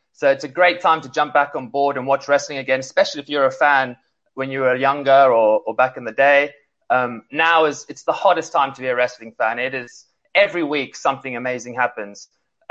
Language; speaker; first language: English; native; English